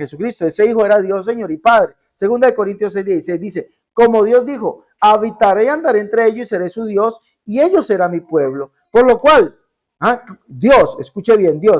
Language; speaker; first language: Spanish; native; Spanish